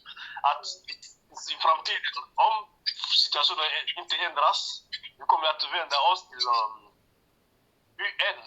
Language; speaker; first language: Swedish; non-native, learner; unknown